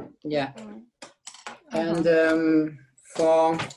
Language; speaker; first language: English; non-native, learner; French